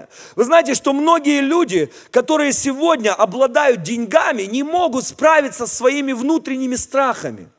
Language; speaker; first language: Russian; native; Russian